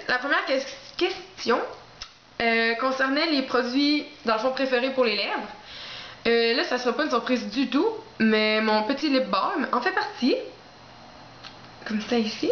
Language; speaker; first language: French; native; French